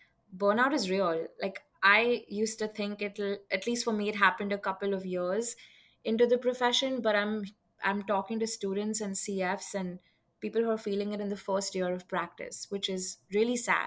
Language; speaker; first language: English; non-native, local second language; Hindi